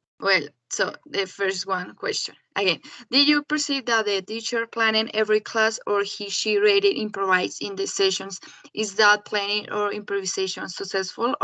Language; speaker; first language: English; non-native, learner; Spanish